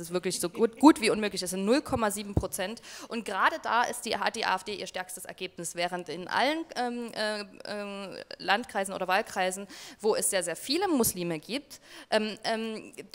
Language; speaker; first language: German; native; German